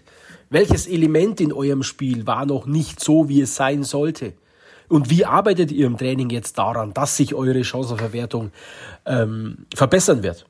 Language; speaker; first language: German; native; German